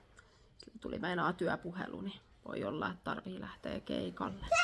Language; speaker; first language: Finnish; native; Finnish